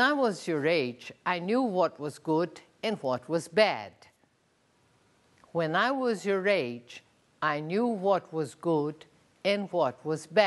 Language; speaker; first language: English; non-native, fluent; Portuguese